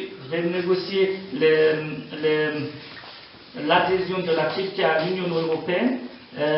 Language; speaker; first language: French; non-native, learner; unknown